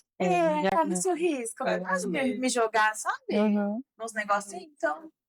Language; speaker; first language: Portuguese; native; Portuguese